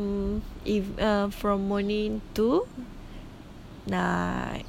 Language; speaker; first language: English; non-native, local second language; Malay